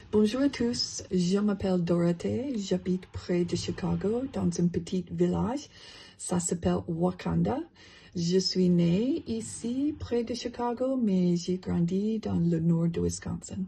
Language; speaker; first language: French; non-native, learner; English